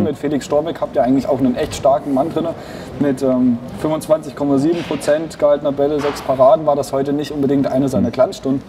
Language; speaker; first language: German; native; German